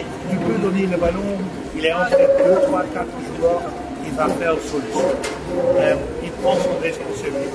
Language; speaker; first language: French; non-native, fluent; Dutch